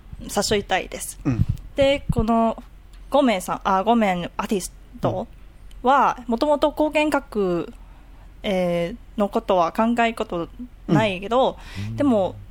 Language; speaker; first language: Japanese; non-native, learner; Cantonese